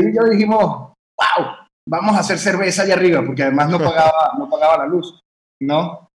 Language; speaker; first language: Spanish; early bilingual, heritage; French